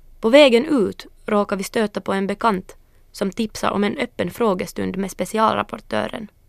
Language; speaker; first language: Swedish; early bilingual, other home language; Northern Sami